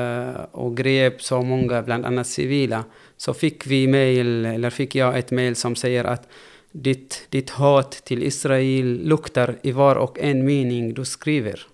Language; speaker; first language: Swedish; non-native, fluent; Arabic